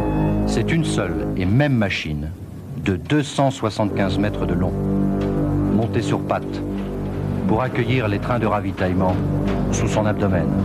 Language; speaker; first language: French; native; French